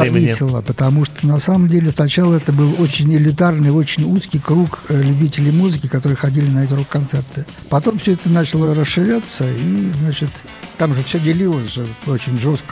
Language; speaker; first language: Russian; native; Russian